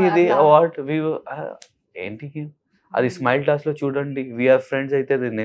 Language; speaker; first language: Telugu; non-native, local second language; Hindi